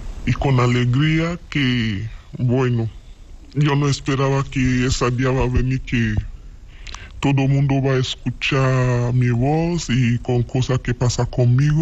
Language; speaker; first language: Spanish; non-native, learner; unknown